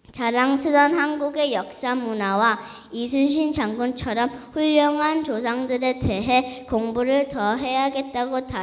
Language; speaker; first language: Korean; early bilingual, heritage; Korean